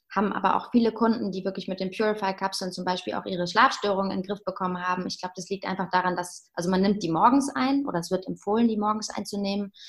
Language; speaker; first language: German; native; German